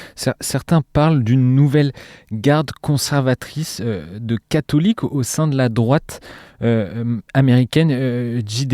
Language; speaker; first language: French; native; French